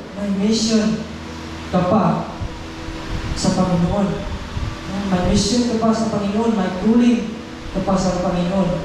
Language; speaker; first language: Filipino; non-native, local second language; Cebuano